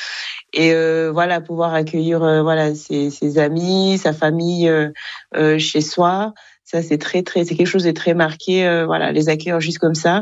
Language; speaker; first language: French; non-native, local second language; Kinyarwanda